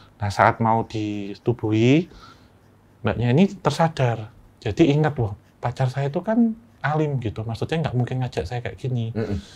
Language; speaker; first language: Indonesian; native; Indonesian